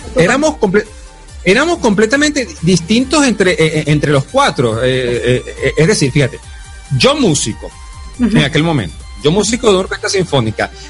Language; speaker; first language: Spanish; native; Spanish